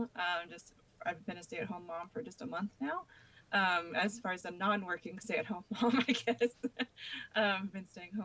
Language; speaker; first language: English; native; English